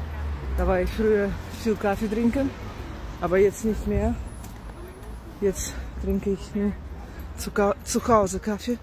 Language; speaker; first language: German; non-native, fluent; Russian